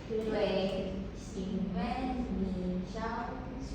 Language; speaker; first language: Chinese; non-native, learner; Filipino